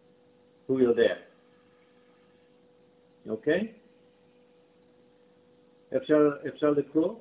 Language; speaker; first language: Hebrew; non-native, learner; English